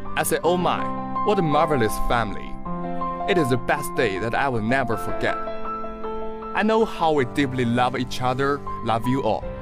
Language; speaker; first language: English; non-native, fluent; Chinese